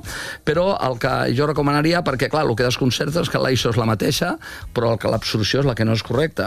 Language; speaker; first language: Catalan; native; Catalan